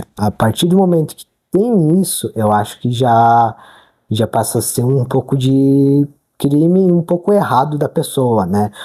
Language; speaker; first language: Portuguese; native; Portuguese